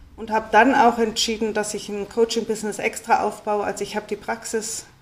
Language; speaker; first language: German; native; German